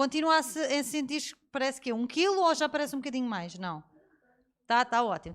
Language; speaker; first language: Portuguese; native; Portuguese